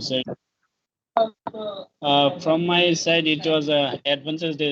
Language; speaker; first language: English; non-native, learner; Bangla